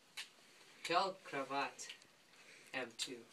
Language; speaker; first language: French; non-native, learner; English